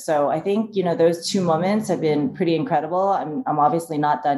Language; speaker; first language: English; native; English